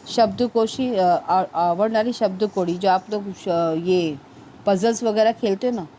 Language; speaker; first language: Hindi; non-native, local second language; Marathi